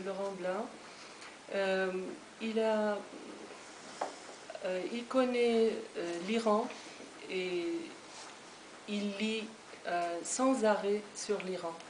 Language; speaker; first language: French; non-native, fluent; Persian